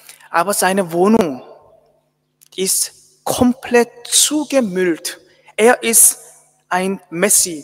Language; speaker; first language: German; non-native, fluent; Korean